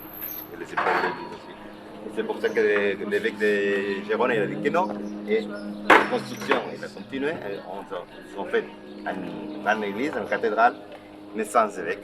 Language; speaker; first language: French; non-native, local second language; Catalan